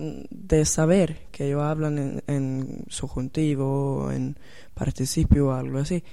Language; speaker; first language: Spanish; non-native, learner; Swedish